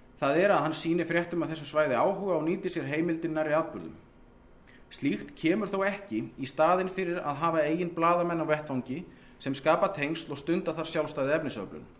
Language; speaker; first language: Icelandic; native; Icelandic